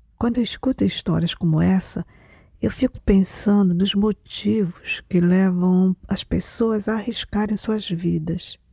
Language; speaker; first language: Portuguese; native; Portuguese